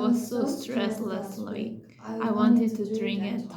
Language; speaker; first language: English; non-native, learner; Korean